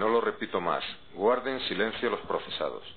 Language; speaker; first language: Spanish; native; Spanish